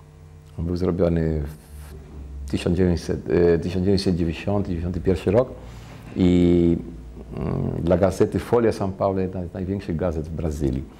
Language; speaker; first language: Polish; early bilingual, heritage; Polish